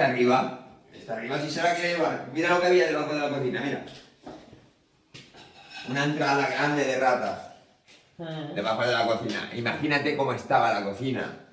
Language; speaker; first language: Spanish; native; Spanish